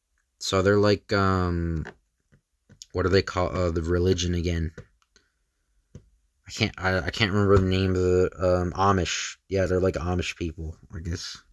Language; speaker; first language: English; native; English